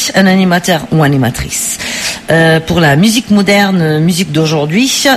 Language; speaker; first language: French; non-native, fluent; Portuguese